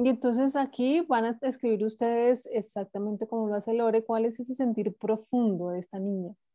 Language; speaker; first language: Spanish; native; Spanish